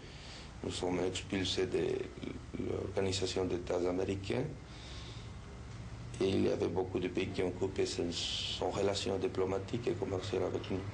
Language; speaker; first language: French; non-native, fluent; Spanish